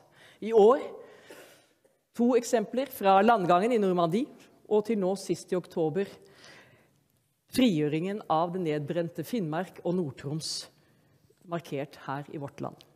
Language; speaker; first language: Norwegian; native; Norwegian